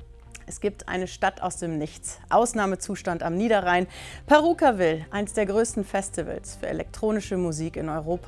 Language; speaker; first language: German; native; German